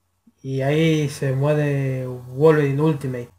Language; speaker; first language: Spanish; native; Spanish